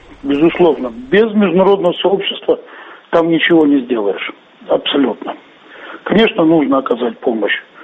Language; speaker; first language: Russian; native; Russian